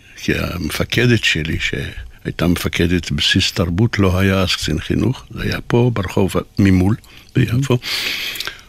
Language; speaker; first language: Hebrew; non-native, fluent; Polish